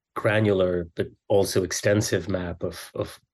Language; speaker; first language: English; early bilingual, other home language; Swedish